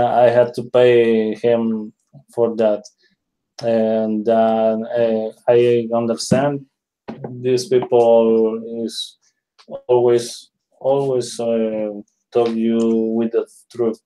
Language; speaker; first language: English; non-native, learner; Spanish